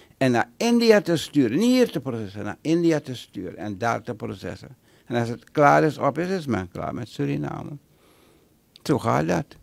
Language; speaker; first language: Dutch; native; Dutch